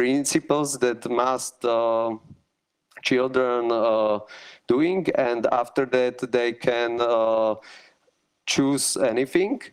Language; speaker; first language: English; non-native, learner; Slovak